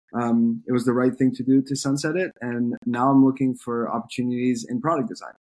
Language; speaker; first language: English; non-native, fluent; French